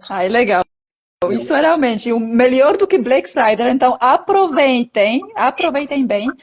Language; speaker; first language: Portuguese; non-native, fluent; Polish